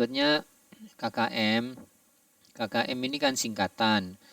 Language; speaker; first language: Indonesian; native; Indonesian